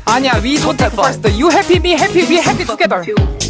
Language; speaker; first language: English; non-native, learner; Korean